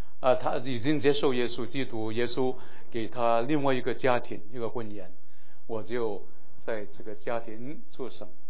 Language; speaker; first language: Chinese; non-native, local second language; Cantonese